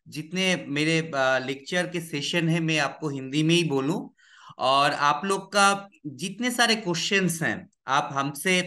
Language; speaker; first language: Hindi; non-native, local second language; Bangla